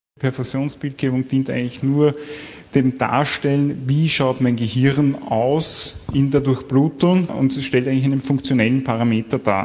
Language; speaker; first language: German; native; German